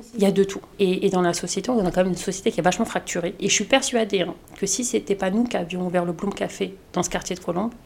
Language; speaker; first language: French; native; French